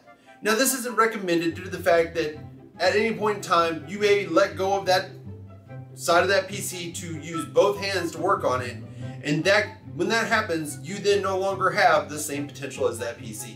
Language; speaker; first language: English; native; English